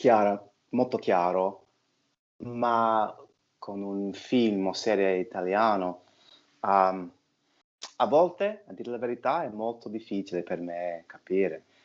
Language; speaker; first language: Italian; non-native, fluent; English